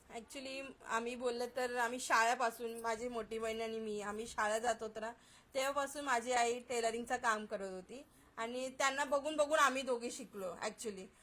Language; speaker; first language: Marathi; non-native, local second language; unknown